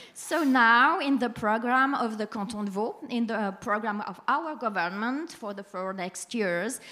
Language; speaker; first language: English; non-native, fluent; French